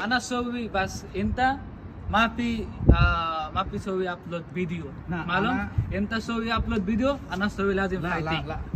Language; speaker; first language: Arabic; non-native, learner; Bangla